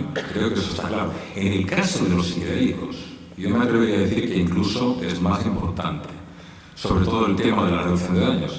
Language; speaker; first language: Spanish; native; Spanish